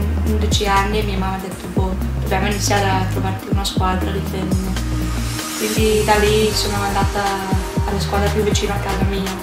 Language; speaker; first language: Italian; non-native, learner; English